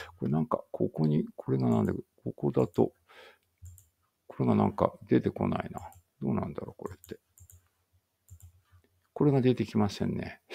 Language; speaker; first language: Japanese; native; Japanese